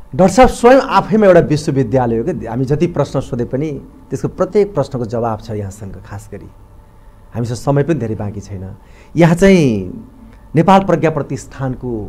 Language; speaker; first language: Nepali; native; Nepali